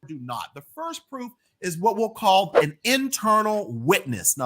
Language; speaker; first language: English; native; English